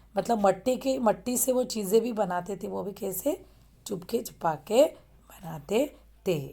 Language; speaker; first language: Hindi; non-native, local second language; Marathi